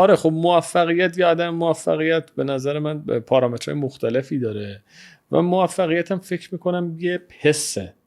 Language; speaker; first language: Persian; native; Persian